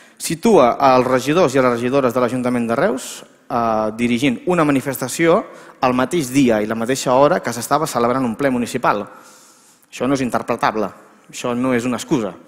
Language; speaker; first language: Catalan; native; Catalan